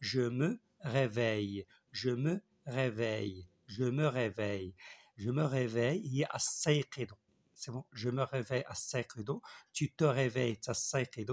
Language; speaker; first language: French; non-native, local second language; Arabic